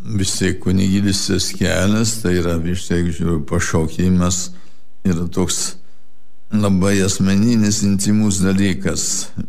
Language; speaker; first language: Lithuanian; early bilingual, heritage; Lithuanian